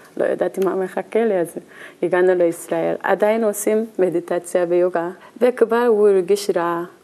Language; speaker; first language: Hebrew; non-native, learner; Korean